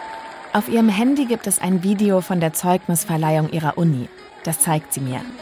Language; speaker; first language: German; native; German